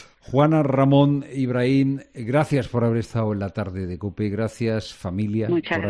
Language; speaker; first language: Spanish; native; Spanish